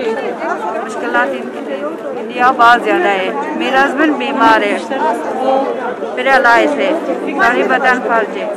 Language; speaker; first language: Hindi; non-native, learner; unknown